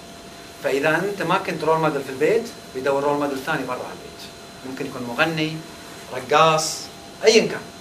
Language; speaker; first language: Arabic; native; Arabic